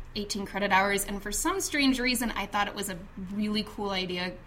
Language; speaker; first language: English; native; English